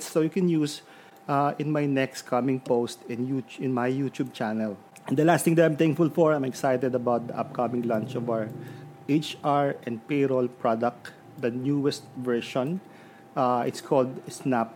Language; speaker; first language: English; non-native, local second language; Filipino